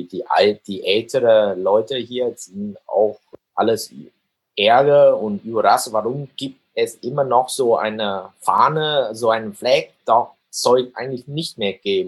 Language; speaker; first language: German; non-native, fluent; Vietnamese